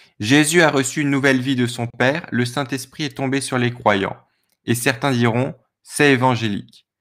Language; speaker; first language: French; native; French